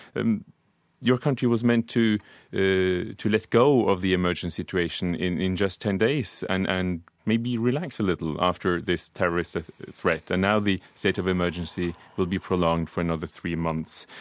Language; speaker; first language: English; non-native, fluent; Norwegian